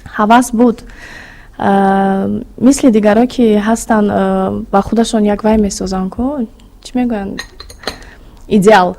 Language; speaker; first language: Tajik; native; Tajik